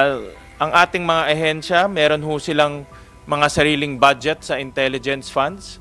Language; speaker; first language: Filipino; native; Filipino